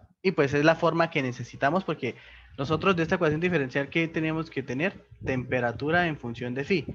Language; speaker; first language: Spanish; native; Spanish